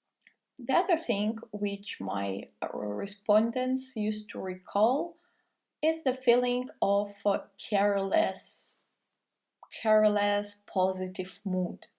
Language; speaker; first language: English; non-native, fluent; Russian